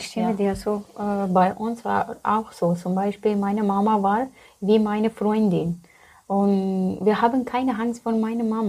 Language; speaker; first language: German; non-native, learner; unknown